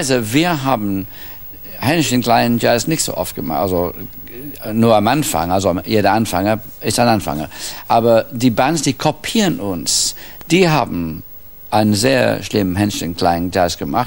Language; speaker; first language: German; non-native, fluent; English